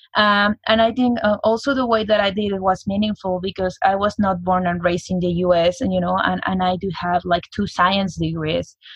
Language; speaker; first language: English; non-native, fluent; Spanish